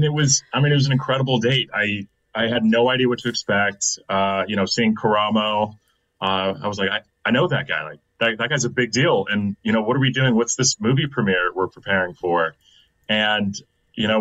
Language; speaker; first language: English; native; English